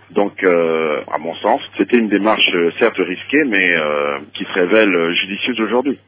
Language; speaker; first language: French; non-native, local second language; Lingala